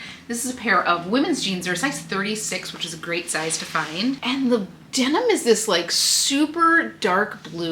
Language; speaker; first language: English; native; English